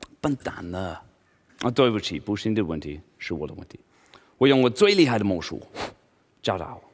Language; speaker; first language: Chinese; non-native, learner; English